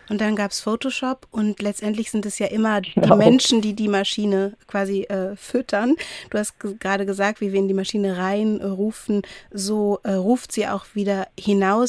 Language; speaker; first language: German; native; German